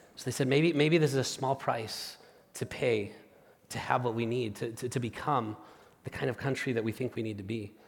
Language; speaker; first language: English; non-native, fluent; Spanish